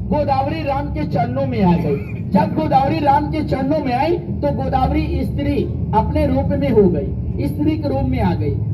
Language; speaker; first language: Hindi; native; Hindi